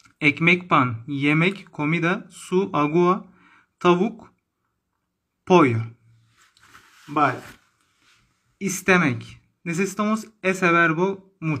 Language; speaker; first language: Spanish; non-native, learner; Turkish